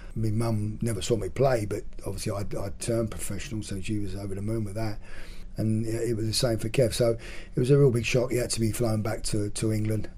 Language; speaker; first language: English; native; English